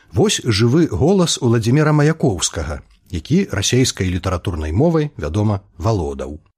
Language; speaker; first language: Belarusian; native; Belarusian